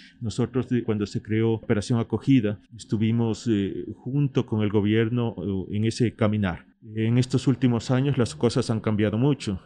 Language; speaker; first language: Spanish; native; Spanish